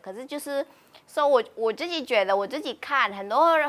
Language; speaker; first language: Chinese; non-native, fluent; Indonesian